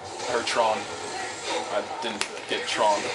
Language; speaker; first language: English; native; English